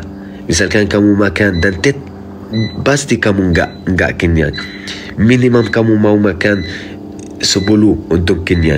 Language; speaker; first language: Indonesian; non-native, fluent; Arabic